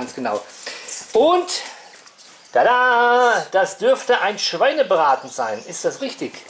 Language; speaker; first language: German; native; German